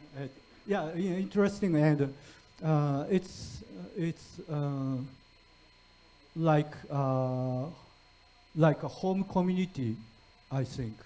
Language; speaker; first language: English; non-native, fluent; Japanese